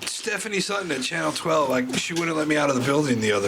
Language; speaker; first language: English; native; English